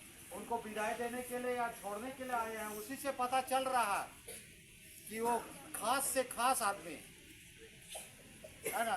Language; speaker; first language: Hindi; native; Hindi